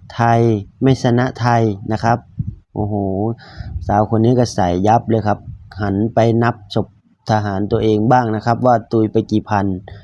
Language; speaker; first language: Thai; native; Thai